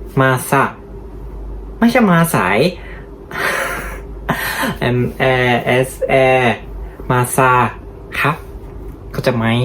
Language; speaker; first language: Thai; non-native, learner; Japanese